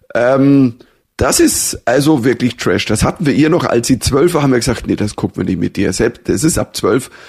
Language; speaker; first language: German; native; German